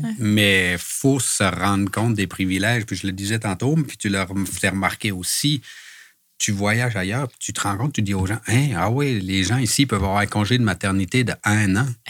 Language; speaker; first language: French; native; French